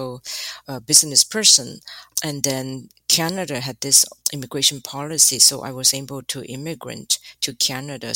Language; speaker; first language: English; non-native, fluent; Chinese